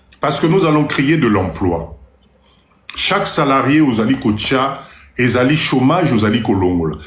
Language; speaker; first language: French; non-native, local second language; Lingala